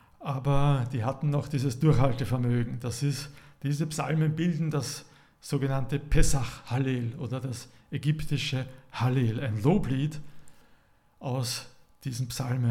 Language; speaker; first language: German; native; German